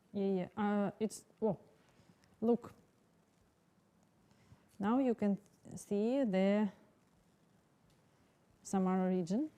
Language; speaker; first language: English; non-native, learner; Russian